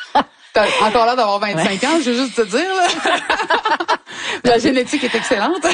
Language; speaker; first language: French; native; French